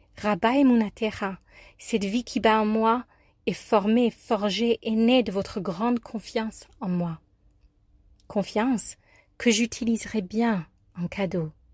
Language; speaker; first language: French; non-native, fluent; English